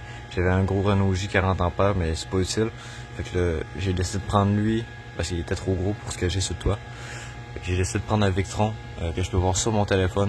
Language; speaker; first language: French; native; French